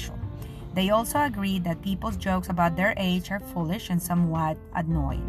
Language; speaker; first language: English; non-native, fluent; Spanish